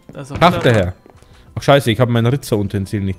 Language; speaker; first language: German; native; German